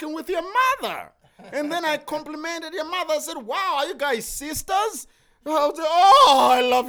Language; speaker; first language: English; non-native, local second language; Shona